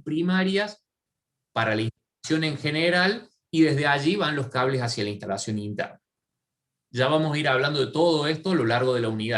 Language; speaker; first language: Spanish; native; Spanish